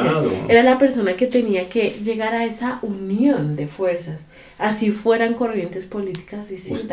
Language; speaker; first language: Spanish; native; Spanish